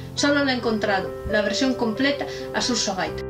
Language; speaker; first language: Spanish; native; Spanish